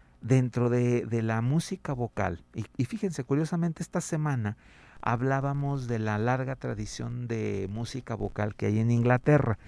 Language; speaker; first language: Spanish; native; Spanish